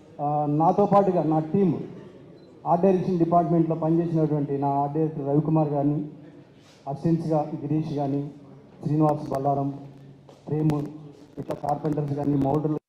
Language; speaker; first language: Telugu; native; Telugu